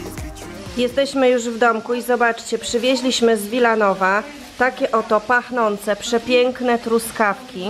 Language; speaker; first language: Polish; native; Polish